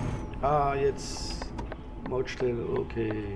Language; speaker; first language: German; non-native, learner; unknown